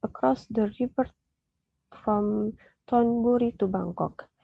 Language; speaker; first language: English; non-native, learner; Indonesian